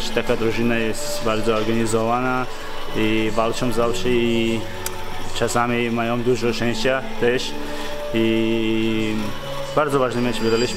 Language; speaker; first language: Polish; non-native, learner; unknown